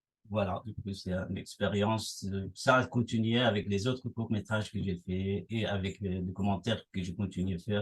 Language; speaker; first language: French; non-native, fluent; Persian